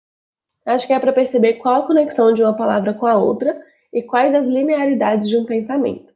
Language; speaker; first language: Portuguese; native; Portuguese